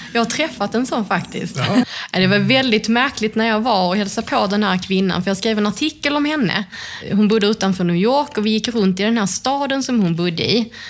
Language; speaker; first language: Swedish; native; Swedish